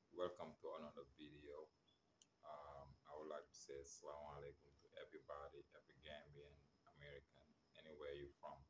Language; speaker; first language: English; non-native, local second language; Wolof